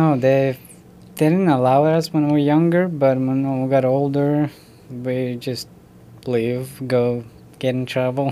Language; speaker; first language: English; non-native, learner; Ukrainian